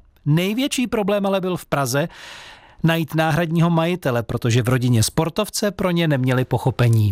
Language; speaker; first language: Czech; native; Czech